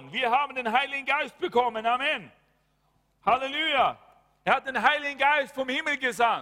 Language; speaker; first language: German; non-native, fluent; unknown